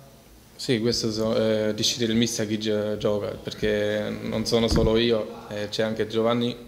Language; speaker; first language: Italian; early bilingual, heritage; Italian